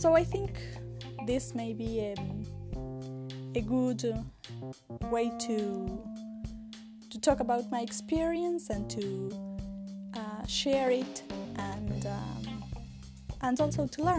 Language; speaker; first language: English; non-native, fluent; Spanish